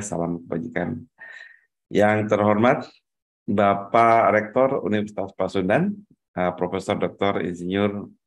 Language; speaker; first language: Indonesian; native; Indonesian